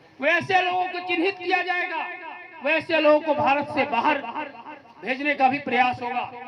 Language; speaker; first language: Hindi; native; Hindi